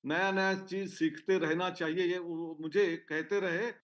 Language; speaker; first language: Hindi; non-native, local second language; Marathi